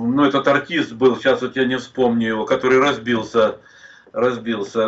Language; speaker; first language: Russian; native; Russian